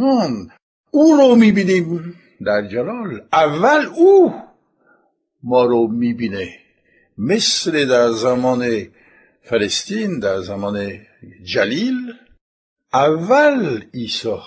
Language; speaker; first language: Persian; non-native, fluent; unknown